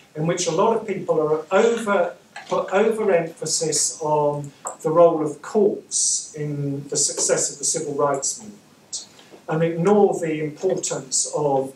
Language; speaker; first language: English; native; English